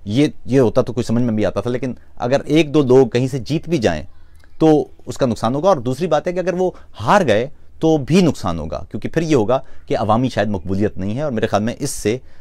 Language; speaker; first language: Urdu; non-native, local second language; Punjabi